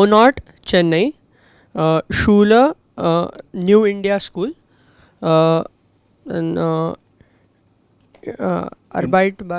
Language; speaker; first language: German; non-native, learner; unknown